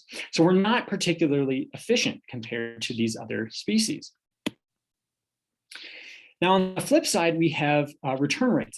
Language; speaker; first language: English; native; English